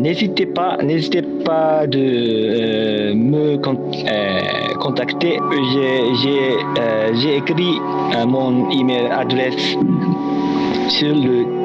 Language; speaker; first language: French; non-native, learner; Japanese